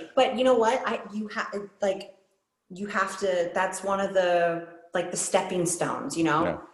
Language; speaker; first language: English; native; English